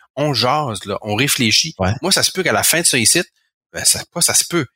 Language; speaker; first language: French; native; French